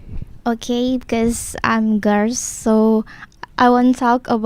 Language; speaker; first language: English; non-native, learner; Indonesian